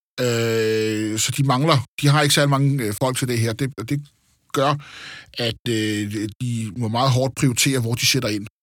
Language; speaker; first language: Danish; native; Danish